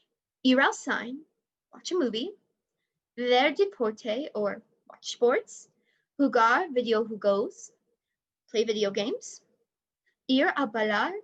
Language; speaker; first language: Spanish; non-native, learner; English